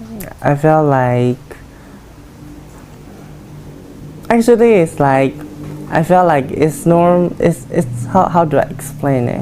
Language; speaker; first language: English; non-native, learner; Chinese